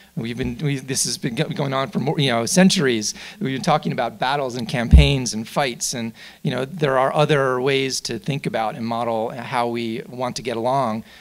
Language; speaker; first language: English; native; English